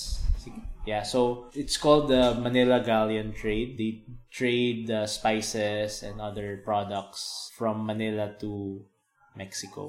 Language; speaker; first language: English; non-native, local second language; Filipino